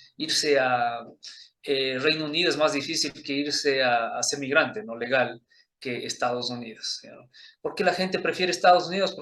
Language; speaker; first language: Spanish; early bilingual, other home language; Chinese